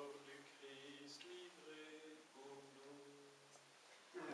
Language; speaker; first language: French; native; French